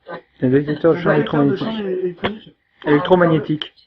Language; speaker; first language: French; native; French